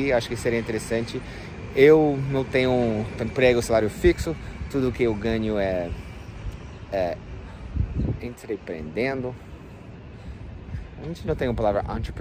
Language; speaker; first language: Portuguese; non-native, fluent; English